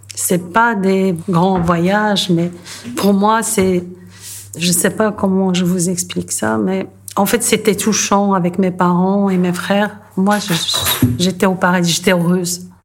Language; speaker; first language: French; non-native, local second language; Arabic